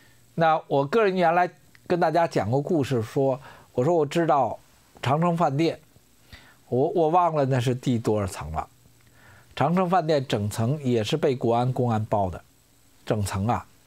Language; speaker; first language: Chinese; native; Chinese